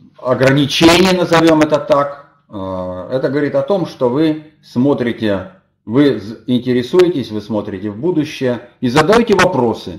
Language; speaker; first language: Russian; native; Russian